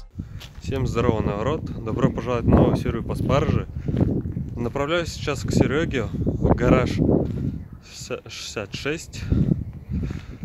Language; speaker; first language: Russian; native; Russian